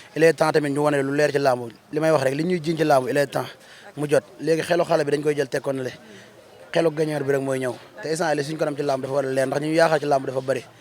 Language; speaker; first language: Wolof; native; Wolof